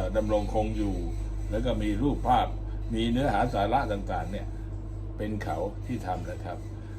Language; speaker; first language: Thai; native; Thai